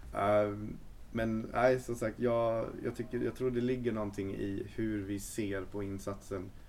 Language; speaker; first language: Swedish; native; Swedish